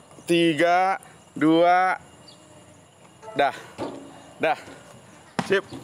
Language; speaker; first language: Indonesian; native; Indonesian